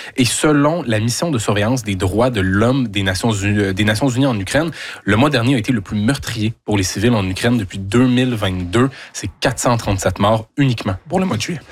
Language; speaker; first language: French; native; French